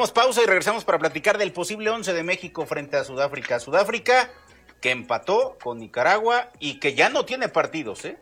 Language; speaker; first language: Spanish; native; Spanish